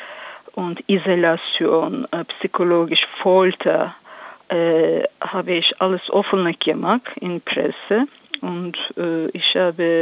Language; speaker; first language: German; non-native, learner; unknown